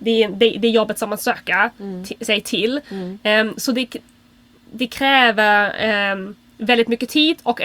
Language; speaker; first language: Swedish; non-native, fluent; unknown